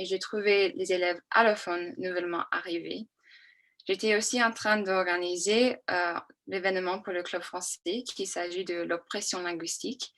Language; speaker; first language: French; non-native, fluent; English